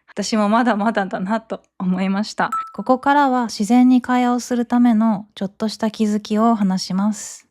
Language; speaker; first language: Japanese; native; Japanese